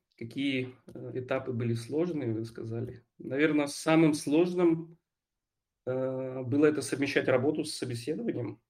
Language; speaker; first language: Russian; native; Russian